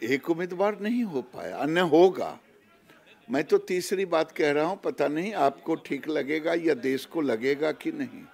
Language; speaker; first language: Hindi; native; Hindi